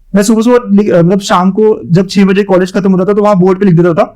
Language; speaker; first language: Hindi; non-native, local second language; Marathi